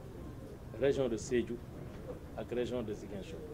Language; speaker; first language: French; non-native, local second language; Wolof